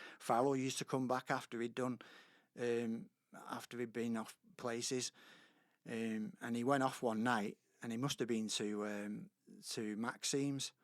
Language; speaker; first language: English; native; English